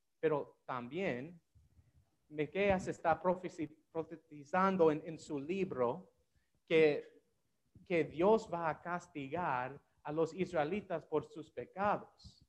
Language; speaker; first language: Spanish; non-native, learner; English